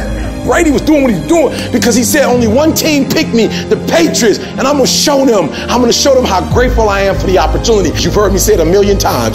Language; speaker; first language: English; native; English